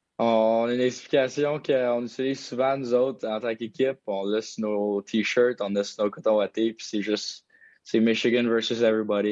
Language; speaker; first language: French; native; French